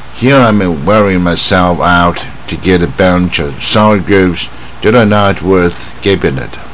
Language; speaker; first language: English; non-native, fluent; Chinese